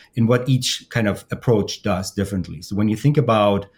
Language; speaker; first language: English; non-native, fluent; German